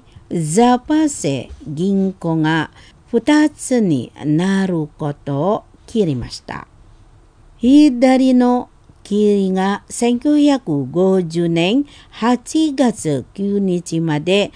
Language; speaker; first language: Japanese; non-native, fluent; Indonesian